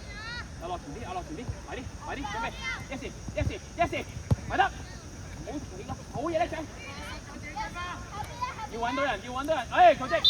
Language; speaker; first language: Cantonese; native; Cantonese